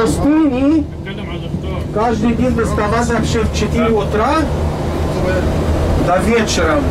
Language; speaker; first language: Russian; non-native, learner; Arabic